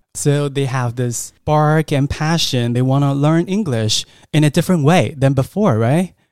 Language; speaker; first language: English; non-native, fluent; Chinese